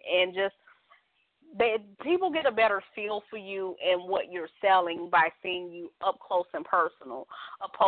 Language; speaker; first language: English; native; English